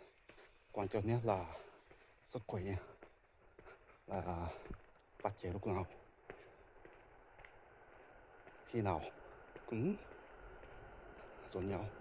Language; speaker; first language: Vietnamese; non-native, learner; Japanese